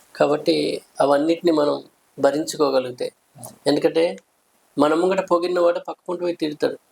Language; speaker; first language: Telugu; native; Telugu